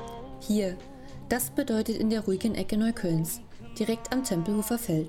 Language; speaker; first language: German; native; German